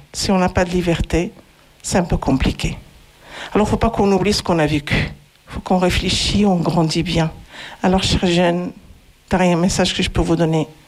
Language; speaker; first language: French; non-native, local second language; Arabic